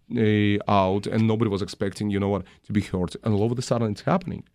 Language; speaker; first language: English; non-native, fluent; Russian